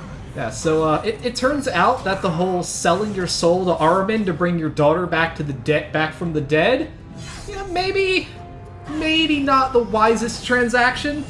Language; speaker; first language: English; native; English